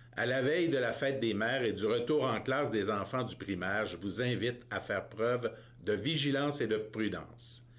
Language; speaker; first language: French; native; French